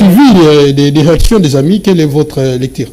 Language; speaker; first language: French; non-native, local second language; Lingala